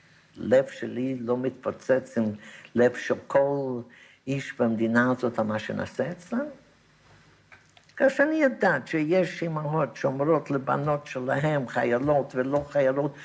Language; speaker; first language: Hebrew; non-native, fluent; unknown